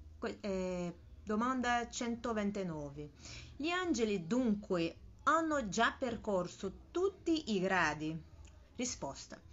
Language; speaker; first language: Italian; non-native, learner; Portuguese